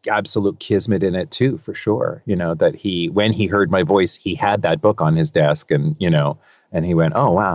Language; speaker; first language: English; native; English